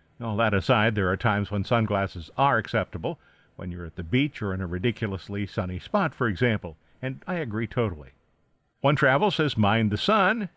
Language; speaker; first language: English; native; English